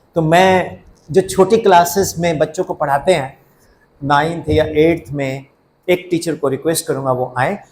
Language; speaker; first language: Hindi; non-native, local second language; Punjabi